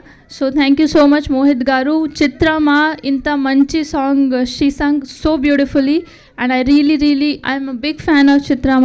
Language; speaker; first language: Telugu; non-native, learner; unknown